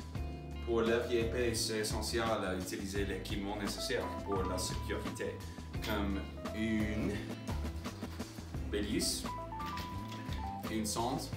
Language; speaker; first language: French; non-native, learner; English